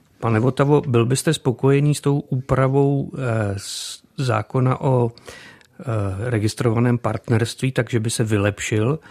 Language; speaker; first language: Czech; native; Czech